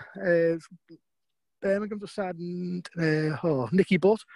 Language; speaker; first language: English; native; English